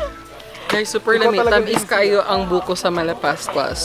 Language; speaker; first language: Filipino; non-native, local second language; Cebuano